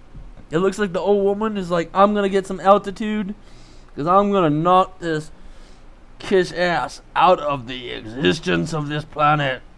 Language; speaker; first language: English; native; English